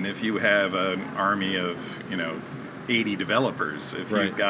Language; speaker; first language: English; native; English